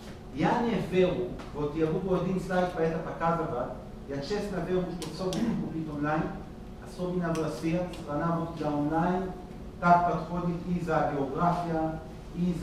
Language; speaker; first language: Russian; non-native, learner; Hebrew